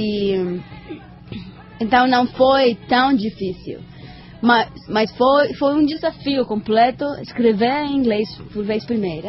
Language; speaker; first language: Portuguese; non-native, learner; Spanish